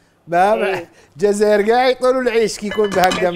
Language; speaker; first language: Arabic; native; Arabic